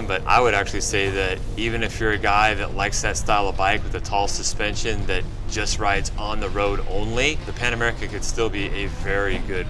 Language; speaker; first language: English; native; English